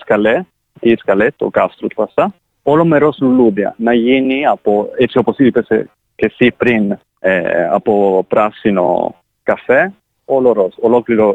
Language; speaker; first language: Greek; non-native, fluent; Italian